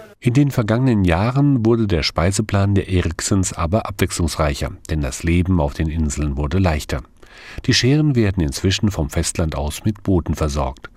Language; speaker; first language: German; native; German